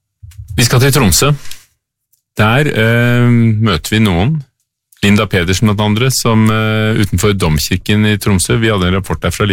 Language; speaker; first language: Norwegian; native; Norwegian